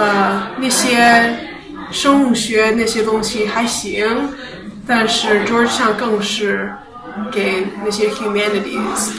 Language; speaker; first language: Chinese; early bilingual, heritage; Chinese